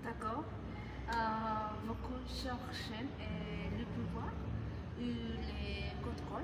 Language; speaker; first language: French; non-native, learner; Spanish